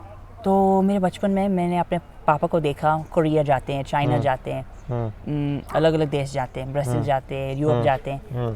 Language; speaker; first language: Hindi; non-native, fluent; English